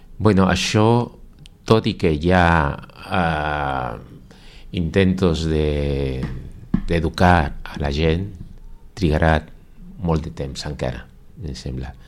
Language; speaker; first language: Catalan; non-native, fluent; Spanish